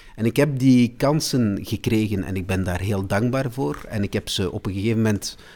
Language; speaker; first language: Dutch; native; Dutch